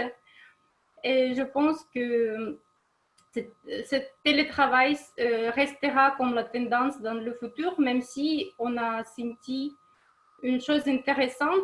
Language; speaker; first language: French; non-native, fluent; Russian